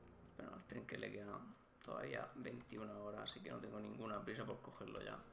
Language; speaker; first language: Spanish; native; Spanish